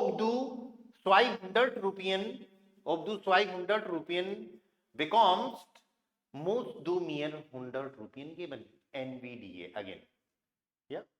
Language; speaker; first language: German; non-native, fluent; Hindi